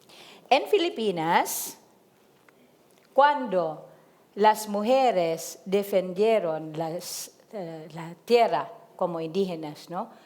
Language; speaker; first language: Spanish; non-native, learner; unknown